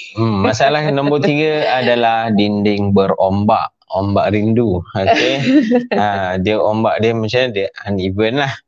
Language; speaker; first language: Malay; native; Malay